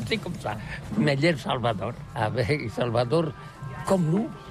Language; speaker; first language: French; non-native, learner; Catalan